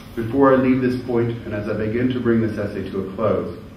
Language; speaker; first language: English; native; English